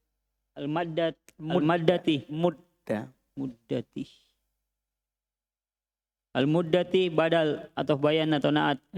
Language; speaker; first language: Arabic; non-native, learner; Indonesian